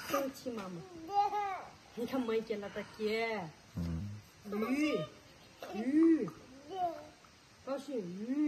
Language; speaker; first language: Chinese; non-native, learner; Nepali